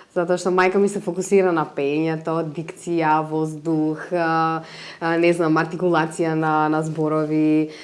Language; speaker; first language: Macedonian; native; Macedonian